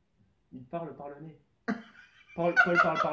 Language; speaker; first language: French; native; French